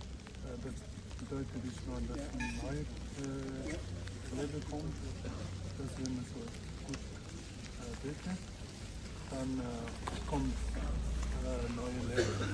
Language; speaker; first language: German; non-native, learner; Tibetan